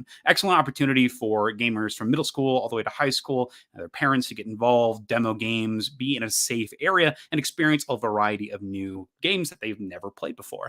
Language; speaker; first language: English; native; English